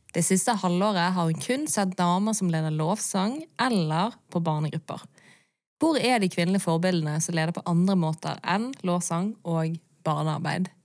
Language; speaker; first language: Norwegian; native; Norwegian